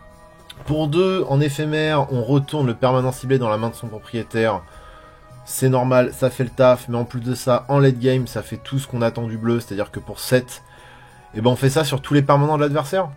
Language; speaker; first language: French; native; French